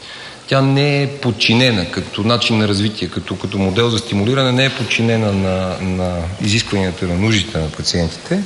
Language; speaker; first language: Bulgarian; native; Bulgarian